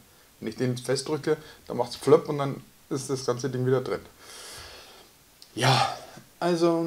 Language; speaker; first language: German; native; German